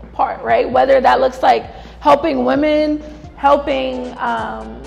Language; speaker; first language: English; native; English